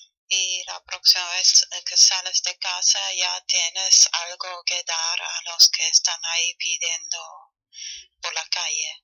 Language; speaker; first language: Spanish; non-native, fluent; German